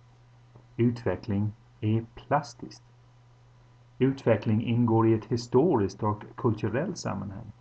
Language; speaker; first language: Swedish; non-native, fluent; English